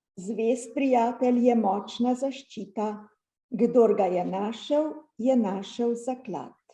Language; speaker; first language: Slovenian; native; Slovenian